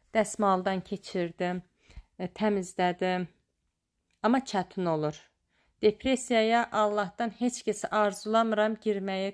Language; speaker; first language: Azerbaijani; native; Azerbaijani